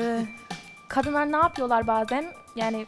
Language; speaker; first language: Turkish; early bilingual, heritage; Turkish